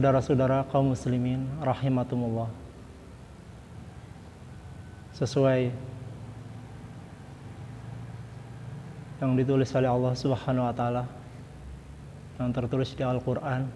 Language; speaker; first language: Indonesian; native; Indonesian